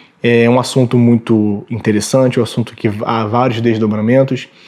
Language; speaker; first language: Portuguese; native; Portuguese